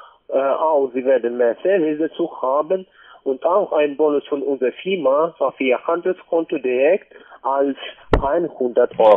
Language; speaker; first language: German; non-native, learner; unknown